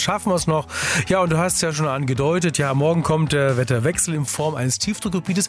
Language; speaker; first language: German; native; German